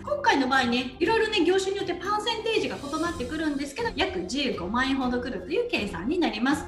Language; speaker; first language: Japanese; native; Japanese